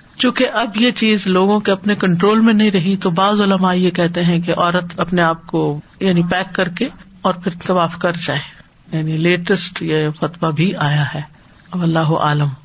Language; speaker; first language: Urdu; native; Urdu